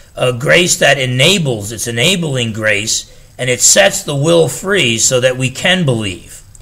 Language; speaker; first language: English; native; English